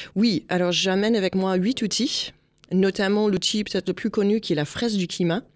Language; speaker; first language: French; non-native, fluent; English